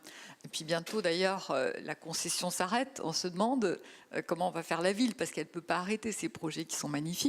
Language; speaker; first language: French; native; French